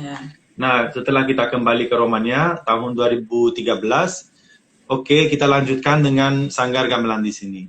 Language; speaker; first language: Indonesian; non-native, fluent; Romanian